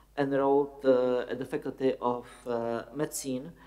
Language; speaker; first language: English; non-native, fluent; Czech